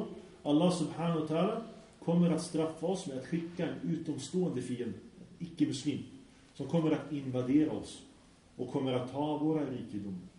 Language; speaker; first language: Swedish; early bilingual, other home language; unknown